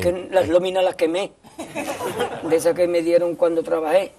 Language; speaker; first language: Spanish; native; Spanish